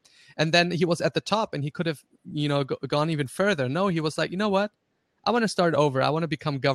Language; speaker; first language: English; non-native, fluent; German